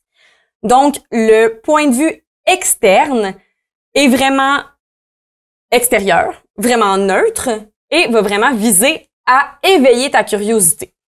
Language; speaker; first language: French; native; French